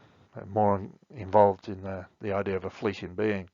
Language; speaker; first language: English; native; English